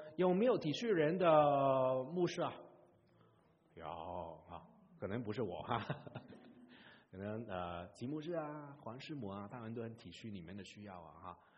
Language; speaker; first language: Chinese; non-native, local second language; Cantonese